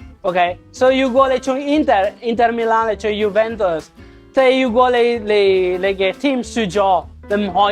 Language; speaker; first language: Cantonese; non-native, learner; Italian